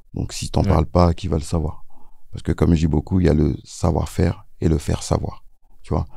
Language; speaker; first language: French; early bilingual, other home language; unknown